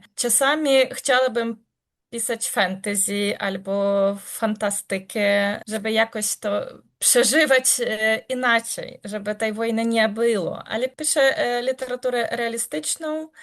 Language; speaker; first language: Polish; non-native, learner; Ukrainian